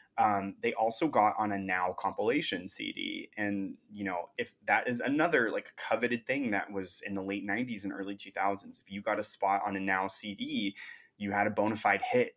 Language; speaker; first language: English; native; English